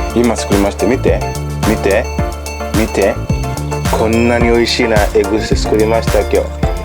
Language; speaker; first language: Japanese; non-native, learner; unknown